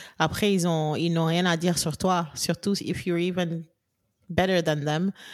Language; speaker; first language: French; non-native, local second language; Wolof